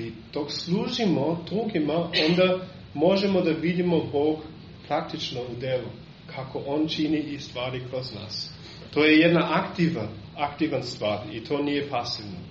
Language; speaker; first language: Serbian; non-native, fluent; German